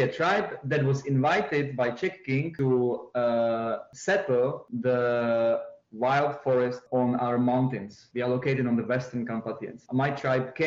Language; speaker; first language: English; non-native, fluent; Czech